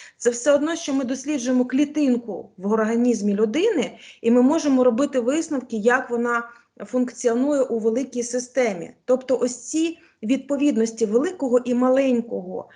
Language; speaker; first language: Ukrainian; non-native, local second language; Russian